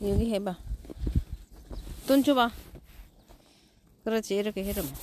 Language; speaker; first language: Korean; non-native, learner; Filipino